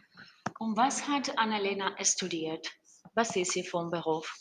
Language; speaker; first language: German; non-native, learner; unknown